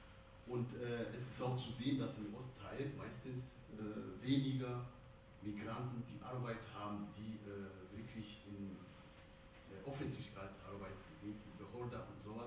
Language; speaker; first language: German; non-native, fluent; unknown